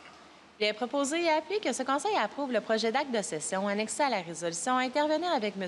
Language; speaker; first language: French; native; French